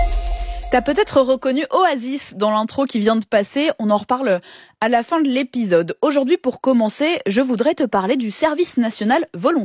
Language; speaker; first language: French; native; French